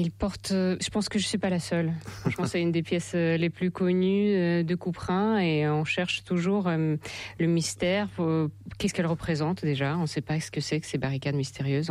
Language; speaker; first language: French; non-native, fluent; Russian